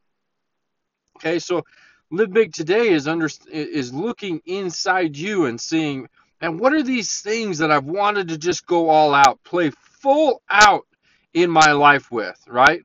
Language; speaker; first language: English; native; English